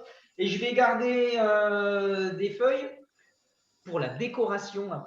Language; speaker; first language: French; native; French